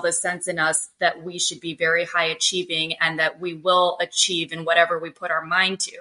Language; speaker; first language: English; native; English